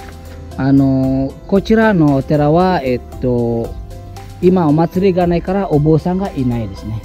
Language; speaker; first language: Japanese; non-native, fluent; Indonesian